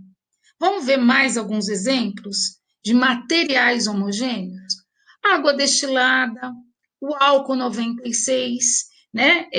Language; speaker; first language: Portuguese; native; Portuguese